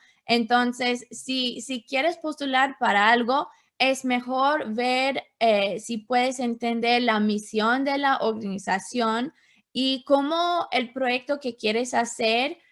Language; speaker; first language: Spanish; non-native, fluent; English